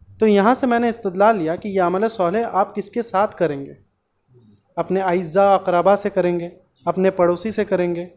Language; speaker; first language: Hindi; non-native, local second language; Bangla